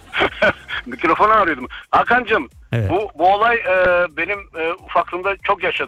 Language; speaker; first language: Turkish; early bilingual, other home language; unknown